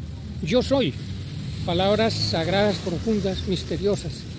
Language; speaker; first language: Spanish; native; Spanish